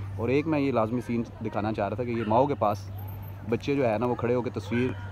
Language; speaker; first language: Urdu; non-native, local second language; Punjabi